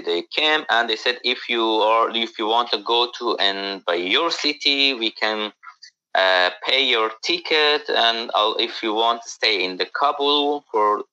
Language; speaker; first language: English; non-native, learner; Persian